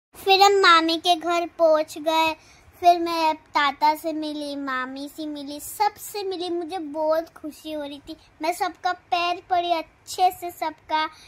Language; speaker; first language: Hindi; non-native, local second language; Telugu